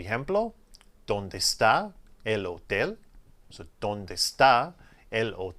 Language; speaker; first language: Spanish; non-native, fluent; English